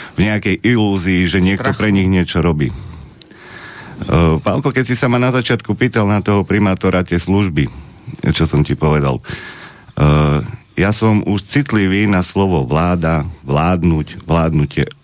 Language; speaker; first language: Slovak; native; Slovak